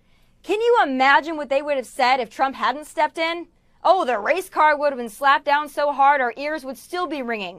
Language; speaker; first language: English; native; English